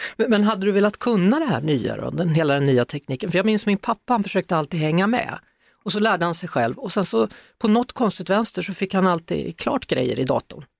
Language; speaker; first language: Swedish; native; Swedish